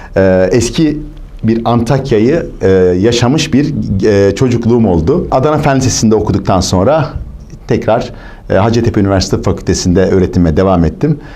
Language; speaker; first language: Turkish; native; Turkish